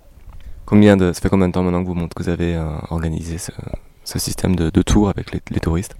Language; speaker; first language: French; native; French